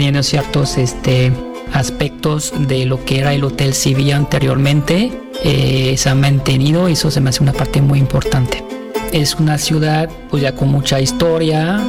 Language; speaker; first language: Spanish; non-native, fluent; French